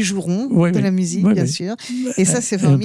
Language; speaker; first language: French; native; French